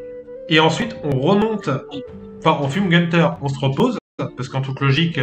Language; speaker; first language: French; native; French